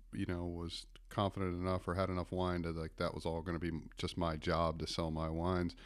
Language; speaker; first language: English; native; English